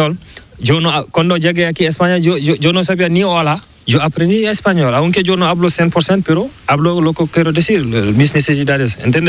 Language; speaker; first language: Spanish; non-native, learner; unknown